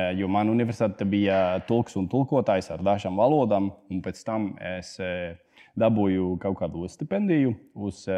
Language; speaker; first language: Latvian; non-native, fluent; Spanish